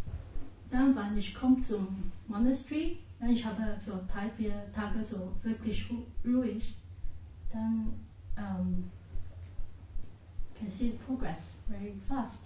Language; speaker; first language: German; non-native, learner; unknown